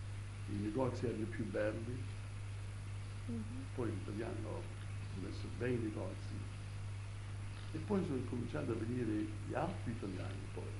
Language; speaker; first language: Italian; early bilingual, heritage; Italian